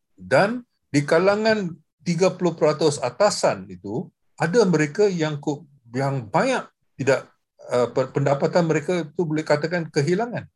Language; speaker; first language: Malay; non-native, local second language; English